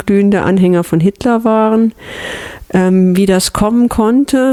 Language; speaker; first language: German; native; German